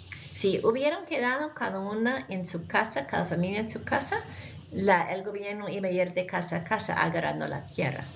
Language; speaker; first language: Spanish; non-native, fluent; English